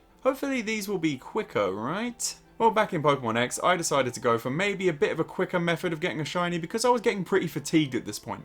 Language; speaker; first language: English; native; English